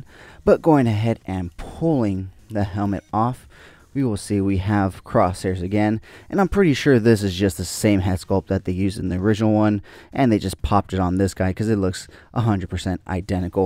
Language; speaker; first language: English; native; English